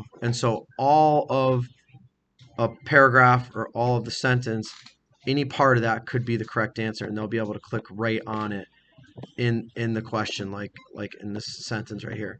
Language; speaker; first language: English; native; English